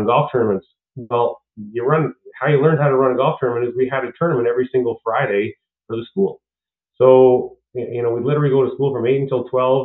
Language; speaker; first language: English; native; English